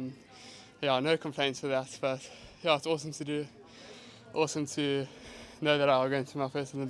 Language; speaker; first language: English; native; English